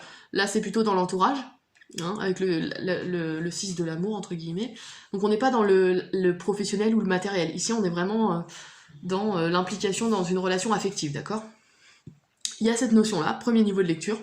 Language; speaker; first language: French; native; French